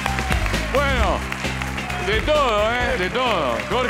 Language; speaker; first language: Spanish; native; Spanish